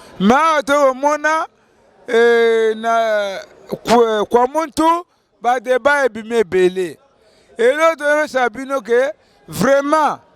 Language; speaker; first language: Lingala; non-native, local second language; Kituba (Democratic Republic of Congo)